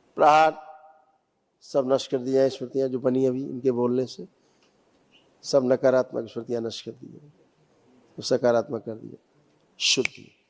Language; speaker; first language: Hindi; native; Hindi